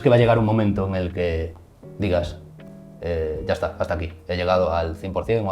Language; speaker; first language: Spanish; native; Spanish